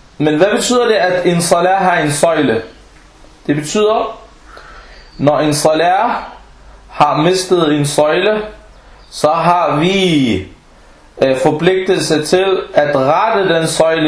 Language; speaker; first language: Danish; non-native, fluent; Arabic